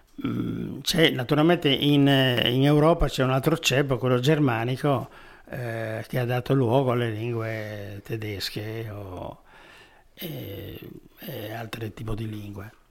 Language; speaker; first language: Italian; native; Italian